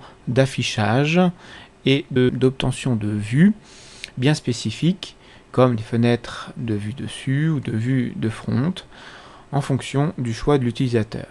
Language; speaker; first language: French; native; French